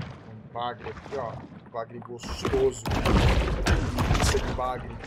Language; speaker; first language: Portuguese; native; Portuguese